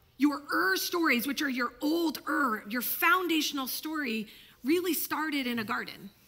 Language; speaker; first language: English; early bilingual, other home language; Italian